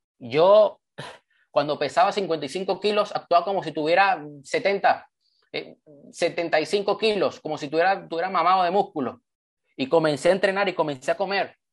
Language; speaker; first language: Spanish; native; Spanish